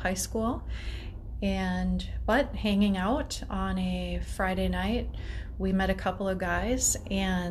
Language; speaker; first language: English; native; English